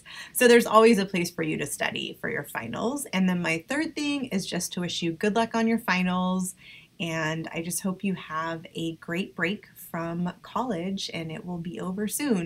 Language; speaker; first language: English; native; English